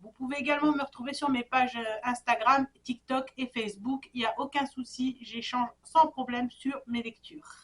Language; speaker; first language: French; native; French